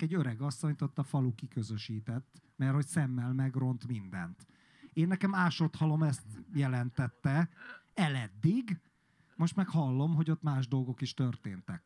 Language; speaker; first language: Hungarian; native; Hungarian